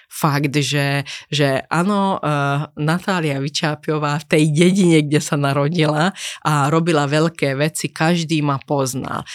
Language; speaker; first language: Slovak; non-native, local second language; Hungarian